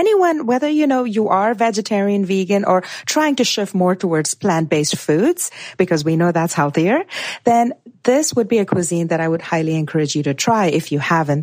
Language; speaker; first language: English; non-native, local second language; Gujarati